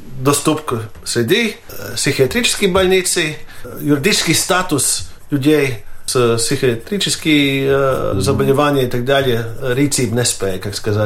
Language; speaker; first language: Russian; non-native, fluent; Latvian